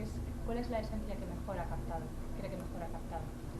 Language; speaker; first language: Spanish; native; Spanish